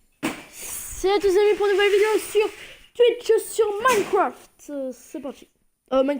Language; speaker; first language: French; native; French